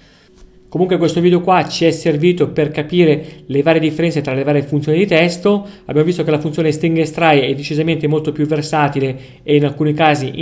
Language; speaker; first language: Italian; native; Italian